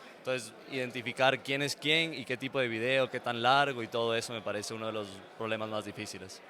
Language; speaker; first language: Spanish; native; Spanish